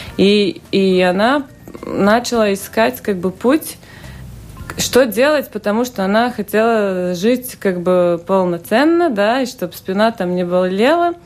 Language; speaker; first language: Russian; non-native, local second language; Latvian